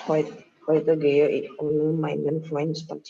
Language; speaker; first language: German; non-native, learner; Indonesian